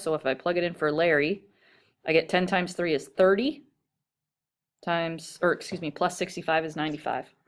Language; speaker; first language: English; native; English